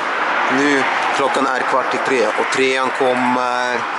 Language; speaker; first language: Swedish; non-native, learner; Russian